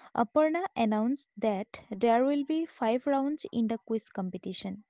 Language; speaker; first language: English; non-native, local second language; Assamese